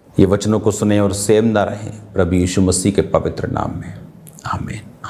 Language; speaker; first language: Hindi; non-native, local second language; Punjabi